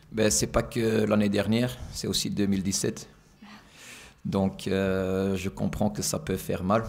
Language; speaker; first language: French; non-native, fluent; Dutch